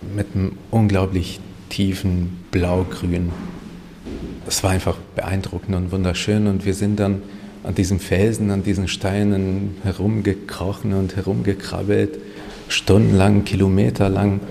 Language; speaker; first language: German; non-native, fluent; Hungarian